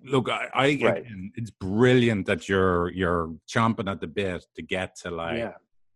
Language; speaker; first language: English; native; English